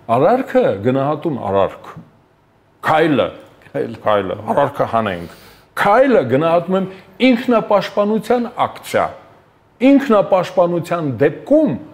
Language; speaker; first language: Armenian; native; Armenian